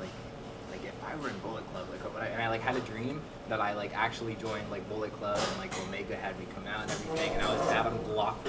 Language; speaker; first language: English; native; English